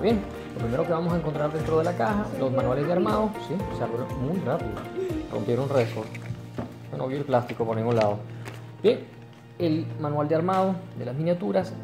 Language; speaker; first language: Spanish; native; Spanish